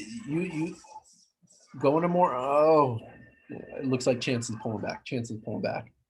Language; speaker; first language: English; native; English